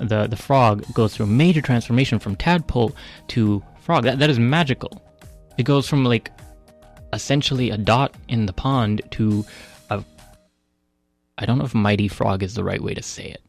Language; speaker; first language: English; native; English